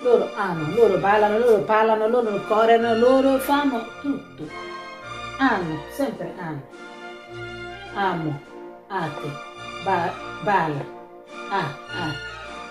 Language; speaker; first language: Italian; non-native, learner; Nigerian Pidgin